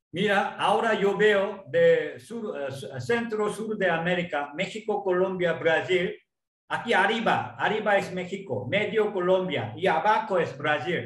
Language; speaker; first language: Spanish; non-native, learner; Korean